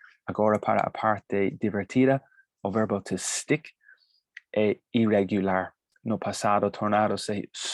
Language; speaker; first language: Portuguese; non-native, fluent; Spanish